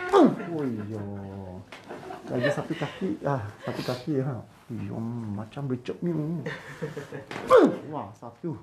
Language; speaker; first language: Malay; non-native, local second language; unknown